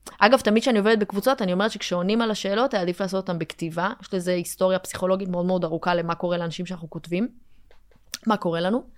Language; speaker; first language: Hebrew; early bilingual, other home language; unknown